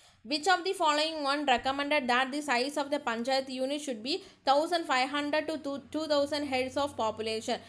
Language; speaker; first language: English; non-native, local second language; Tamil